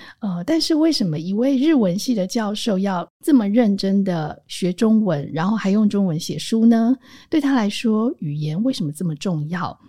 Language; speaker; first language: Chinese; native; Chinese